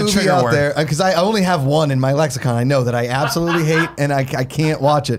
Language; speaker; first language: English; native; English